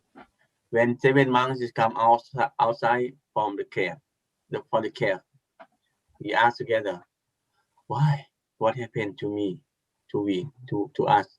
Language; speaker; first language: English; non-native, learner; Thai